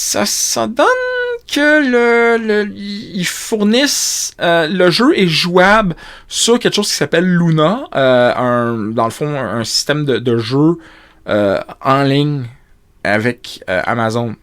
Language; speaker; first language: French; native; French